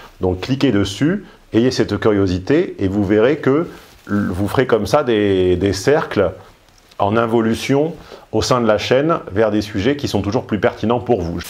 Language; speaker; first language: French; native; French